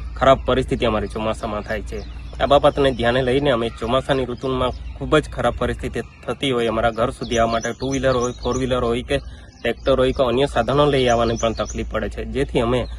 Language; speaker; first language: Gujarati; non-native, local second language; Gamit